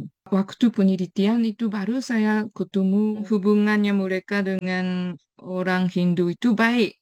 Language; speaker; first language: Indonesian; non-native, fluent; Japanese